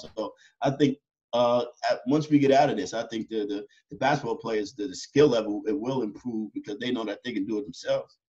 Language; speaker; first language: English; native; English